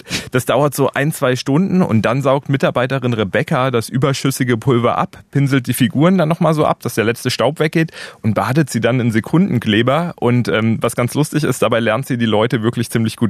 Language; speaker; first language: German; native; German